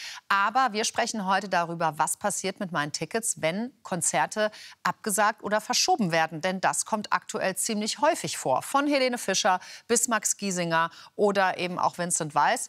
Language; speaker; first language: German; native; German